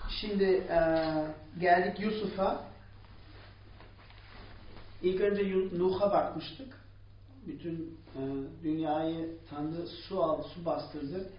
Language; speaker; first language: Turkish; non-native, fluent; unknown